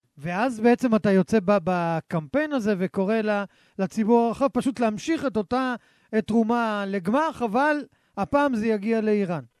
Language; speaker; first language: Hebrew; native; Hebrew